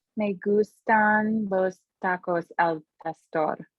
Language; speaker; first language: Spanish; non-native, learner; English